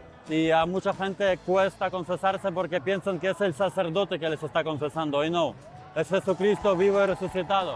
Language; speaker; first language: Spanish; non-native, fluent; Ukrainian